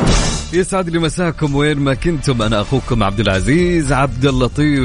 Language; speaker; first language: Arabic; native; Arabic